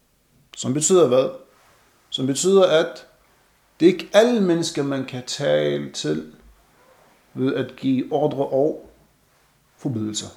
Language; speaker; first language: Danish; non-native, fluent; Arabic